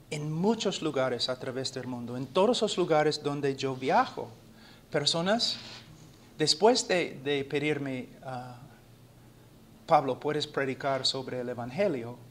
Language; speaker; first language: Spanish; non-native, fluent; English